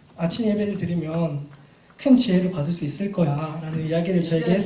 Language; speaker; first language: Korean; native; Korean